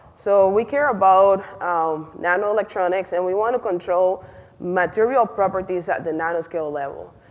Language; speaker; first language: English; non-native, fluent; Spanish